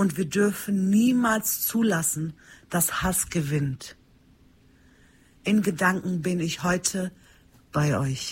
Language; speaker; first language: German; early bilingual, other home language; Turkish